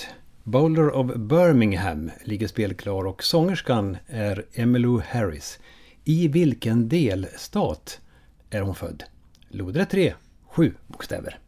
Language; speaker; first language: Swedish; native; Swedish